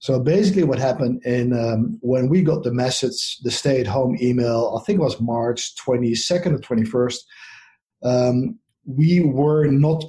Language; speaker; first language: English; non-native, fluent; Dutch